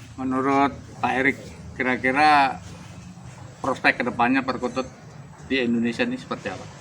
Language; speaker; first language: Indonesian; native; Indonesian